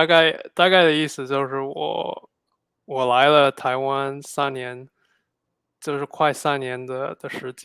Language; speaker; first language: Chinese; non-native, fluent; English